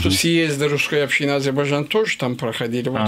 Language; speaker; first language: Russian; non-native, local second language; Azerbaijani